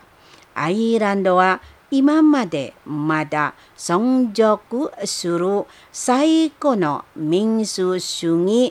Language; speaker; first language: Japanese; non-native, fluent; Indonesian